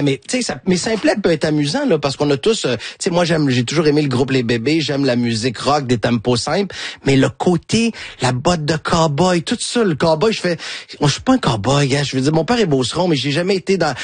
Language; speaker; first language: French; native; French